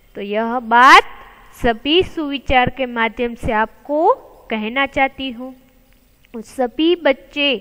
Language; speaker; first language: Hindi; non-native, local second language; Gujarati